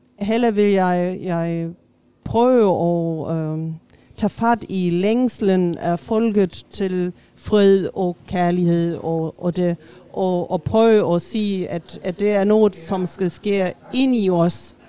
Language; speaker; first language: Danish; non-native, fluent; German